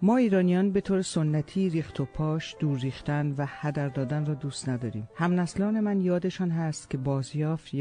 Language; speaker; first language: Persian; native; Persian